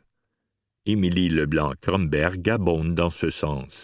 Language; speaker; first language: French; native; French